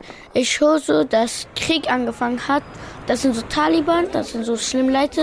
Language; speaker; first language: German; early bilingual, other home language; Pashto